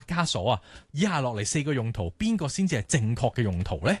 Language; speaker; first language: Cantonese; native; Cantonese